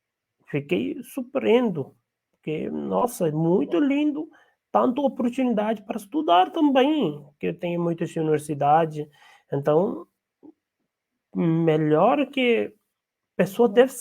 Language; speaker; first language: Portuguese; non-native, learner; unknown